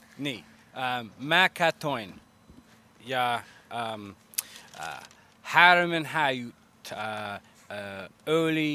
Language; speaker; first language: Finnish; non-native, learner; English